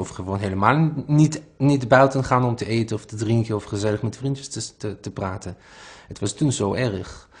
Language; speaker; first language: Dutch; non-native, fluent; Hebrew